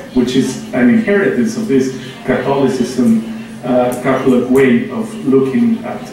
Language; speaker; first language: English; non-native, fluent; Spanish